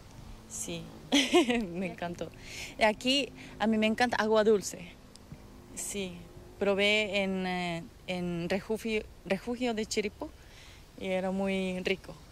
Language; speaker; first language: Spanish; non-native, learner; Japanese